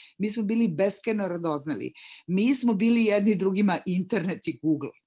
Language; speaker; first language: Serbian; native; Serbian